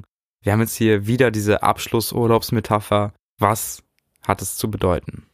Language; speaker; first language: German; native; German